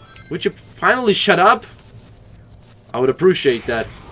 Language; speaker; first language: English; non-native, fluent; German